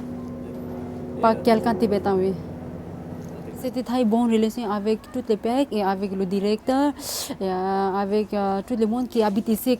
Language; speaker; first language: French; non-native, learner; Tibetan